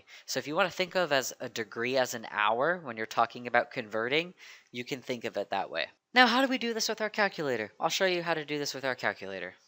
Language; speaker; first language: English; native; English